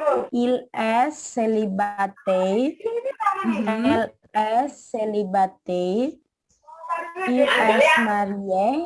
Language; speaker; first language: French; non-native, learner; Indonesian